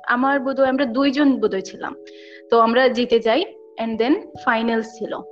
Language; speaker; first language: Bangla; non-native, local second language; Assamese